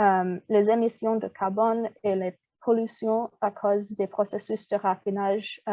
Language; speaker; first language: French; non-native, learner; English